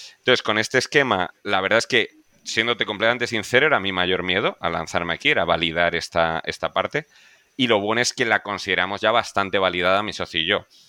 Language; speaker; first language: Spanish; native; Spanish